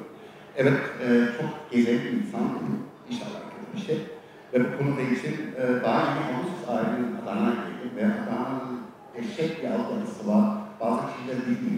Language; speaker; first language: Turkish; non-native, learner; German